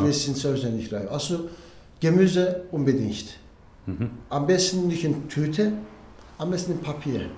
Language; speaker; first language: German; non-native, learner; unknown